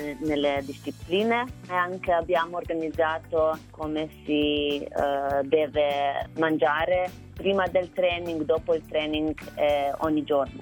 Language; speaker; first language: Italian; non-native, learner; Slovenian